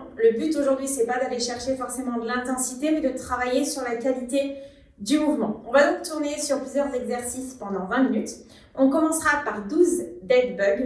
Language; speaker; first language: French; native; French